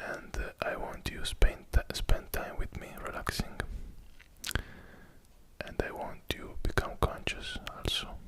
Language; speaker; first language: English; non-native, fluent; Italian